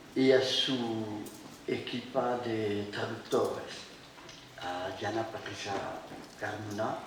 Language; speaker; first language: Spanish; non-native, learner; French